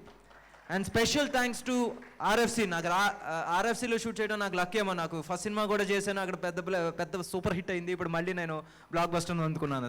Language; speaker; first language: Telugu; native; Telugu